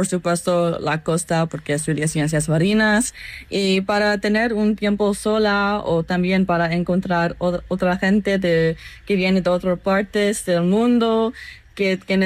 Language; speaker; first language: Spanish; non-native, learner; English